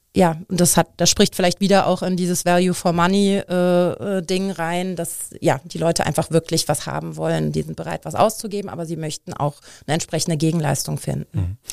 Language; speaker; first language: German; native; German